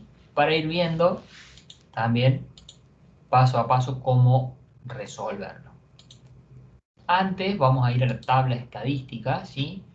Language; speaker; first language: Spanish; native; Spanish